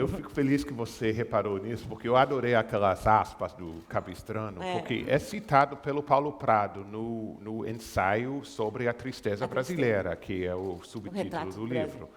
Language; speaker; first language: Portuguese; non-native, fluent; English